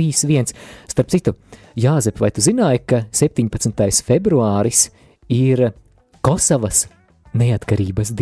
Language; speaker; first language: Latvian; native; Latvian